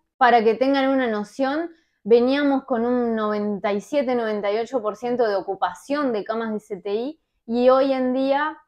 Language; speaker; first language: Spanish; native; Spanish